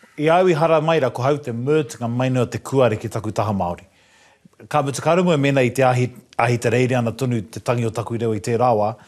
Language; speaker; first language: Māori; non-native, local second language; English